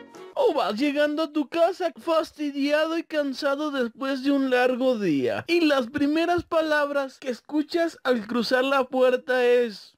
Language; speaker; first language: Spanish; native; Spanish